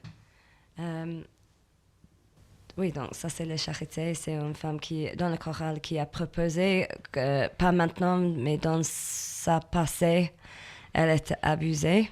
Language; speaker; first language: French; non-native, fluent; English